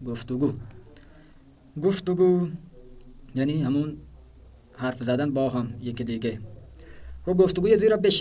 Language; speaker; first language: Persian; non-native, fluent; Urdu